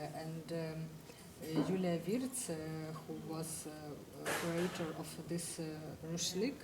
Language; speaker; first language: English; non-native, fluent; Ukrainian